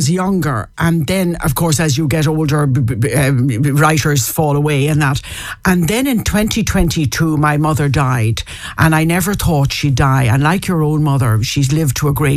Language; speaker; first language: English; native; English